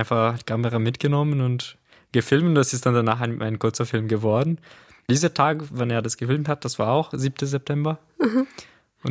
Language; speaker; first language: German; non-native, fluent; Portuguese